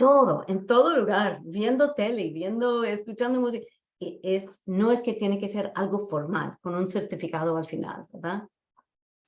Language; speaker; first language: Spanish; non-native, fluent; English